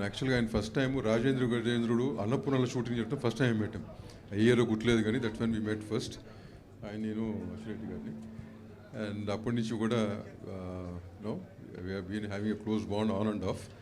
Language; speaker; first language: Telugu; native; Telugu